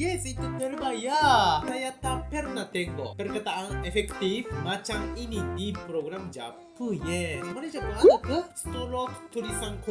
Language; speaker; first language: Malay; non-native, learner; Japanese